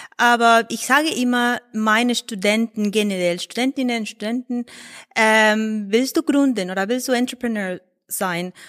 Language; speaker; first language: German; non-native, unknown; Spanish